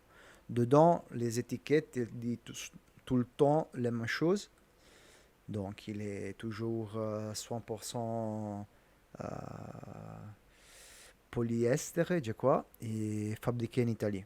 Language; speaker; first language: French; non-native, learner; Italian